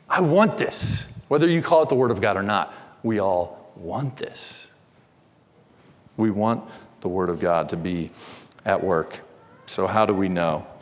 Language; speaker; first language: English; native; English